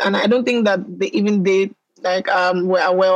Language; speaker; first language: English; non-native, local second language; Yoruba